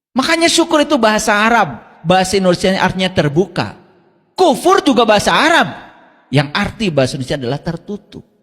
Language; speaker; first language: Indonesian; non-native, local second language; Sundanese